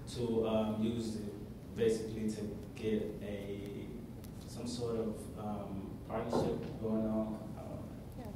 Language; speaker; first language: English; native; English